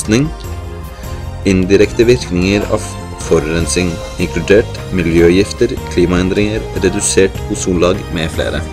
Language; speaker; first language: Norwegian; native; Norwegian